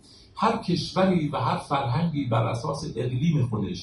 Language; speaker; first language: Persian; native; Persian